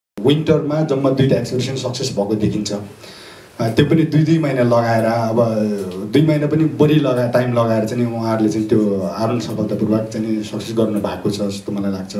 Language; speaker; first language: Nepali; non-native, local second language; Sherpa